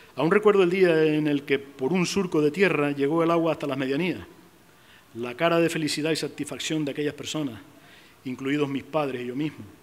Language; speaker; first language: Spanish; native; Spanish